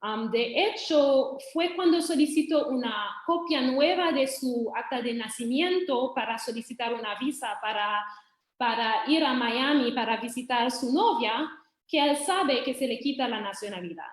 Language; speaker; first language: Spanish; non-native, fluent; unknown